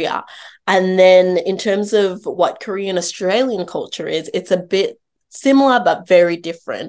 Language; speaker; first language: English; native; English